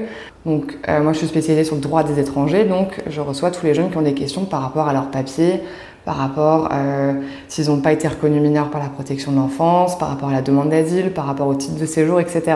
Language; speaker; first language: French; native; French